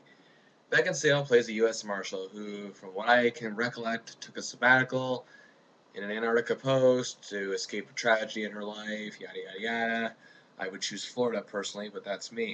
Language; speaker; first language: English; native; English